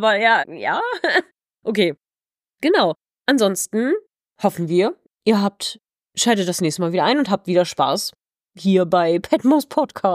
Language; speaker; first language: German; native; German